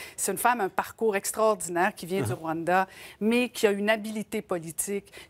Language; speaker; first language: French; native; French